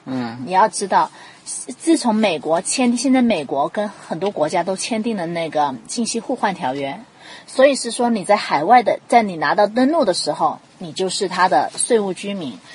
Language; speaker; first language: Chinese; non-native, local second language; Cantonese